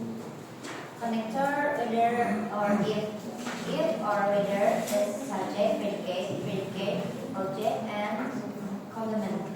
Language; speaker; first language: English; non-native, learner; Indonesian